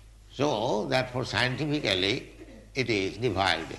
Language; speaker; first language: English; non-native, local second language; Bangla